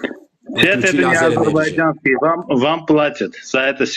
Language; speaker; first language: Russian; non-native, fluent; Armenian